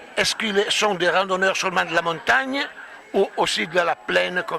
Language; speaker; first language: French; non-native, fluent; Italian